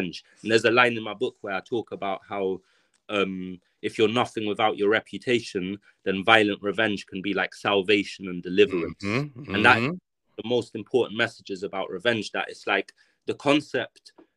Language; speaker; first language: English; native; English